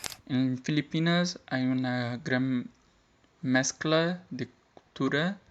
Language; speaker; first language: Spanish; non-native, learner; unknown